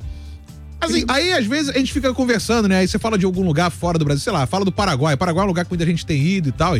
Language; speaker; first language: Portuguese; native; Portuguese